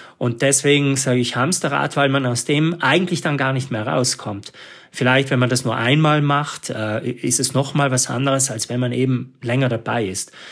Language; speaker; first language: German; native; German